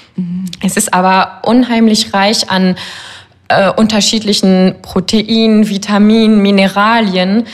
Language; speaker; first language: German; non-native, fluent; French